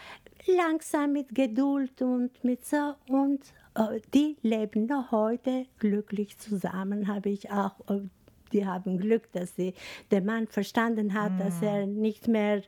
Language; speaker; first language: German; non-native, learner; Albanian